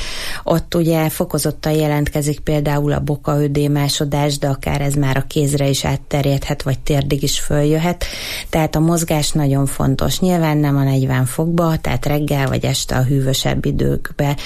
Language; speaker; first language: Hungarian; native; Hungarian